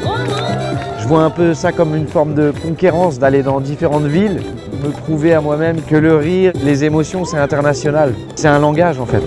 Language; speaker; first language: French; native; French